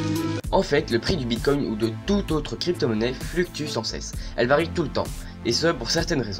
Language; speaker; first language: French; native; French